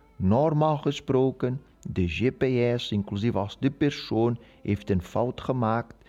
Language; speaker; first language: Dutch; non-native, learner; Portuguese